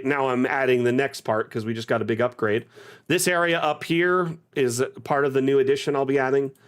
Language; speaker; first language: English; native; English